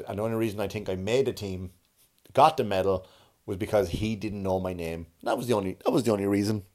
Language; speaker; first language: English; native; English